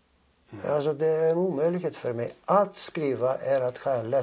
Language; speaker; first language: Swedish; non-native, fluent; Greek